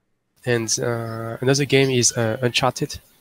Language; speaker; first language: English; non-native, learner; French